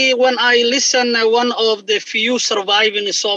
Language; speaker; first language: English; non-native, fluent; Somali